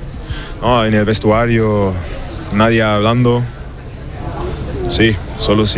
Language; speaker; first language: Spanish; non-native, learner; German